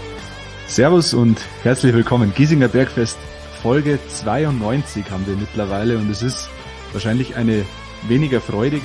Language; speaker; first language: German; native; German